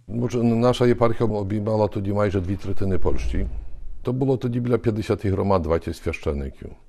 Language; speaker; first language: Ukrainian; early bilingual, heritage; Ukrainian